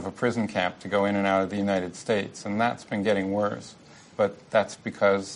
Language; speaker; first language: English; native; English